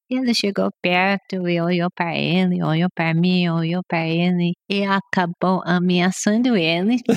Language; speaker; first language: Portuguese; non-native, fluent; English